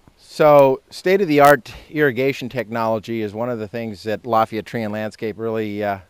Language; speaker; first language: English; native; English